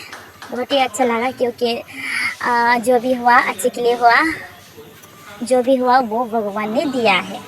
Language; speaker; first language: Hindi; non-native, local second language; Bodo